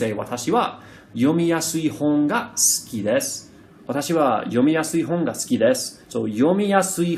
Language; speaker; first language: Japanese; non-native, fluent; English